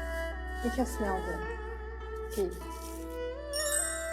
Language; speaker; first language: English; non-native, learner; Chinese